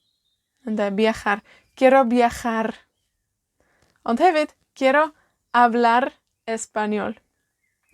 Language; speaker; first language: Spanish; non-native, fluent; Welsh